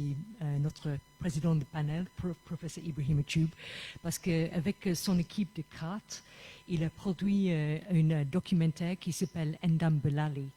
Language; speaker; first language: French; non-native, fluent; English